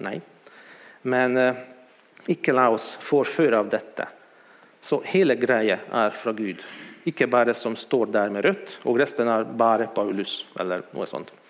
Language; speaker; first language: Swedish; non-native, fluent; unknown